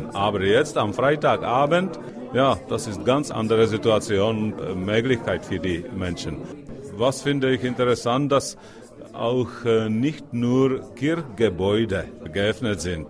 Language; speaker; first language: German; non-native, fluent; Czech